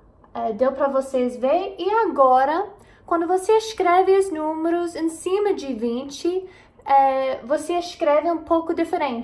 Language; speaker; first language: Portuguese; non-native, fluent; English